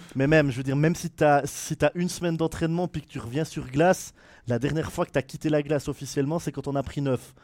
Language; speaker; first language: French; native; French